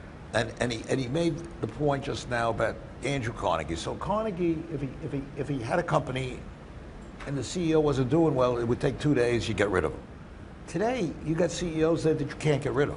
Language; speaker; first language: English; native; English